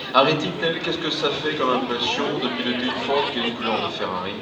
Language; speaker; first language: French; native; French